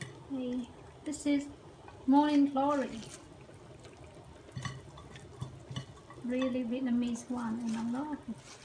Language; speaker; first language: English; non-native, learner; Vietnamese